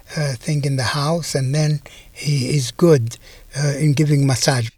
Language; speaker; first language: English; non-native, fluent; Arabic